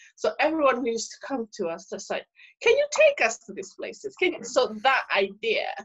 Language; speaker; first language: English; non-native, local second language; Swahili